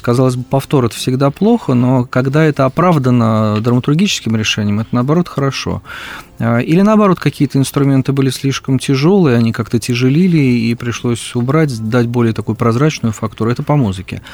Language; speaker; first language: Russian; native; Russian